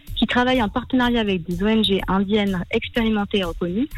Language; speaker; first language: French; early bilingual, other home language; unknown